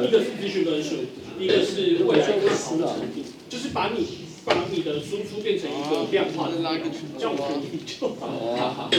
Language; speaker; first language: Chinese; native; Chinese